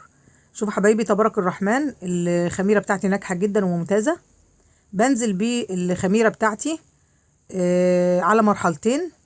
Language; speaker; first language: Arabic; native; Arabic